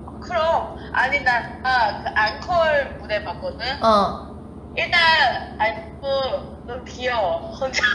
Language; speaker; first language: Korean; non-native, fluent; Chinese